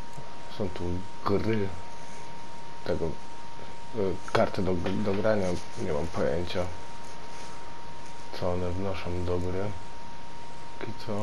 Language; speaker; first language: Polish; native; Polish